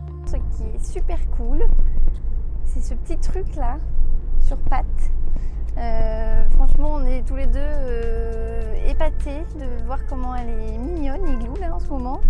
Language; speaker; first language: French; native; French